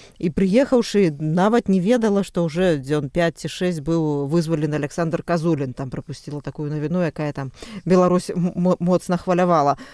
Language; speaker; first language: Belarusian; non-native, local second language; Russian